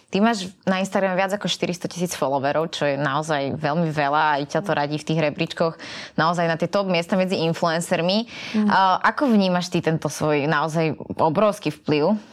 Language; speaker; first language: Slovak; native; Slovak